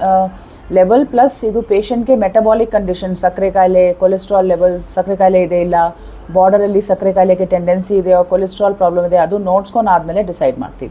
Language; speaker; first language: Kannada; non-native, fluent; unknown